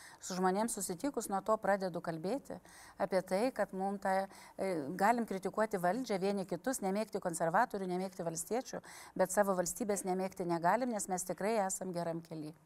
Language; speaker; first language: Lithuanian; native; Lithuanian